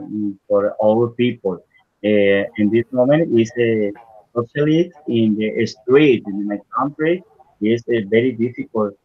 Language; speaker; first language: English; non-native, learner; Spanish